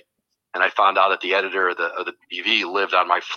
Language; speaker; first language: English; native; English